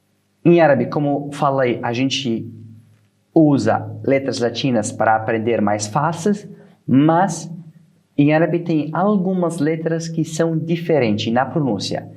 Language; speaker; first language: Portuguese; non-native, fluent; Arabic